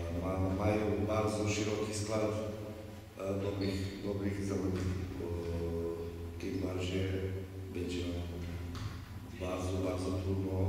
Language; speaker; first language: Polish; non-native, fluent; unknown